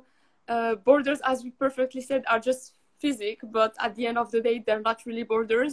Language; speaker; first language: English; non-native, fluent; Arabic